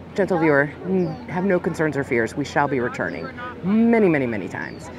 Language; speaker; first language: English; native; English